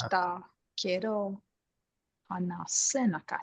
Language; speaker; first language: Japanese; non-native, learner; English